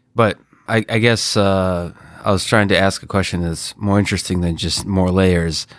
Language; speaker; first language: English; non-native, fluent; Russian